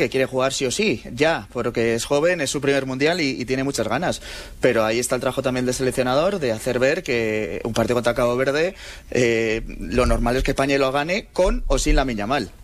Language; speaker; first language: Spanish; native; Spanish